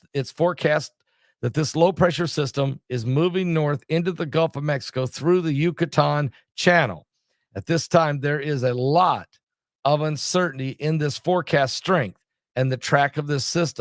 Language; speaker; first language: English; native; English